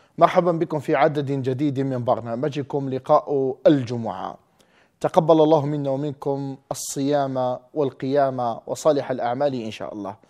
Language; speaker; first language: Arabic; native; Arabic